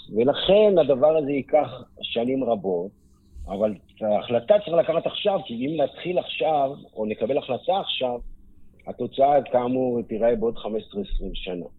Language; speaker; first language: Hebrew; native; Hebrew